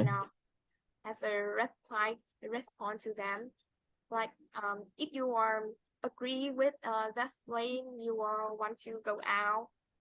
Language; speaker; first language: English; non-native, fluent; Vietnamese